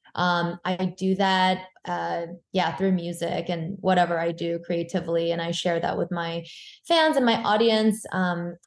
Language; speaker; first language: English; early bilingual, other home language; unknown